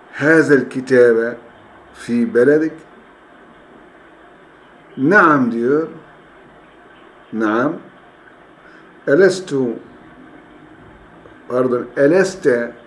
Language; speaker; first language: Arabic; non-native, fluent; Turkish